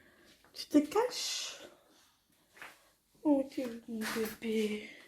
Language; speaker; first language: French; native; French